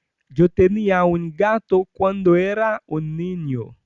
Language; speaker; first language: Spanish; non-native, fluent; Haitian Creole